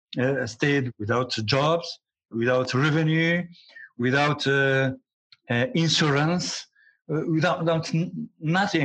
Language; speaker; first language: English; non-native, learner; Arabic